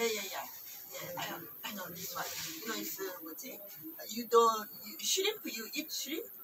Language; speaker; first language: English; non-native, learner; Korean